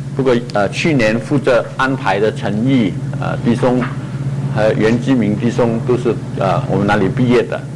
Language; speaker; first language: Chinese; non-native, local second language; Cantonese